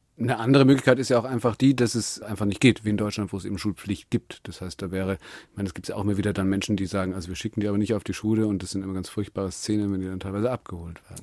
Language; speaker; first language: German; native; German